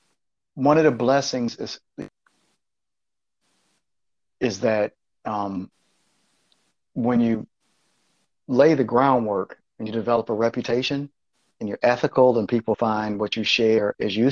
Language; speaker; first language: English; native; English